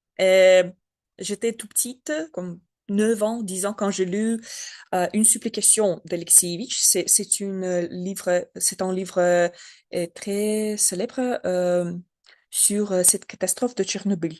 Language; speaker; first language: French; non-native, learner; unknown